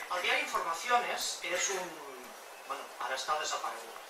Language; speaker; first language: Spanish; non-native, local second language; Catalan